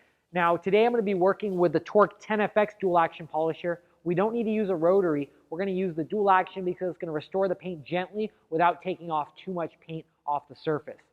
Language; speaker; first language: English; native; English